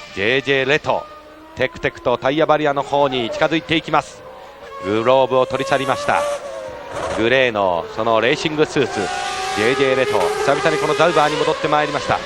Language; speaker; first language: Japanese; native; Japanese